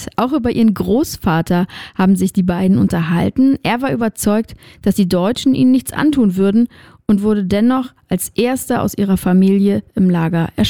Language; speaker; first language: German; native; German